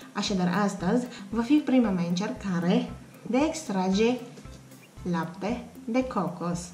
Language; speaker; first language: Romanian; non-native, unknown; Filipino